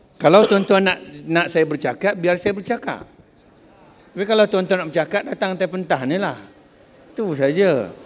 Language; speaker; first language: Malay; non-native, local second language; Chinese